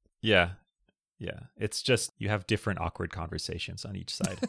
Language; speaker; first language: English; native; English